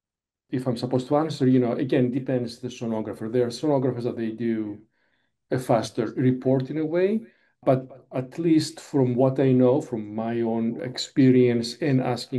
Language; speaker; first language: English; non-native, fluent; Greek